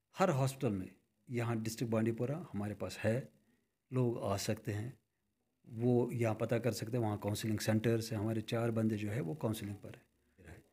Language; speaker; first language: Hindi; non-native, local second language; Kashmiri